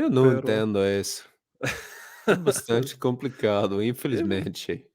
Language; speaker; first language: Portuguese; non-native, learner; English